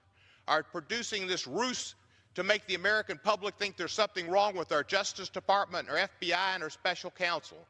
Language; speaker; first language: English; native; English